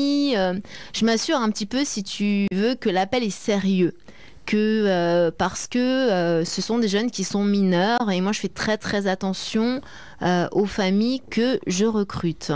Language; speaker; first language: French; native; French